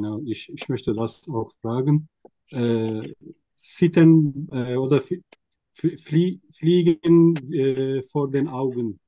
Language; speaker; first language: German; non-native, learner; Turkish